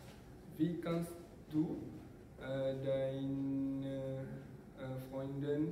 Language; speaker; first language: German; non-native, learner; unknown